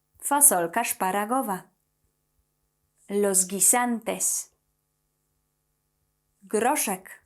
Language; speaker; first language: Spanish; non-native, fluent; Polish